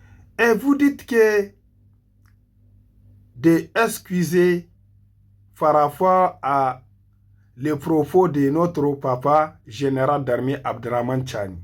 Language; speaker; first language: French; non-native, local second language; Hausa